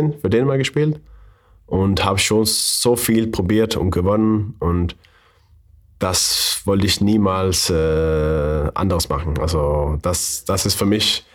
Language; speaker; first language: German; non-native, fluent; Danish